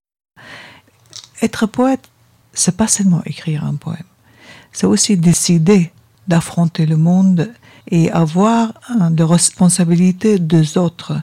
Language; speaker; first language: French; non-native, fluent; Arabic